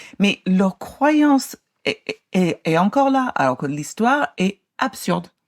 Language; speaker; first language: French; non-native, fluent; English